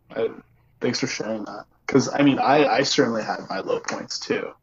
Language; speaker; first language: English; native; English